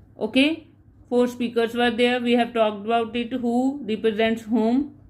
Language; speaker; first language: English; non-native, local second language; Punjabi